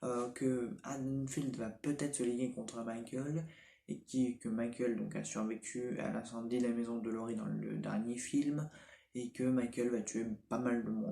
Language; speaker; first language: French; native; French